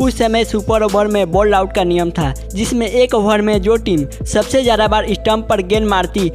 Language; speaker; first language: Hindi; native; Hindi